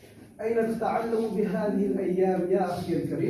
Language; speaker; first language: Arabic; non-native, learner; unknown